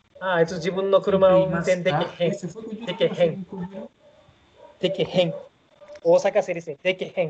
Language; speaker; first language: Japanese; non-native, fluent; Spanish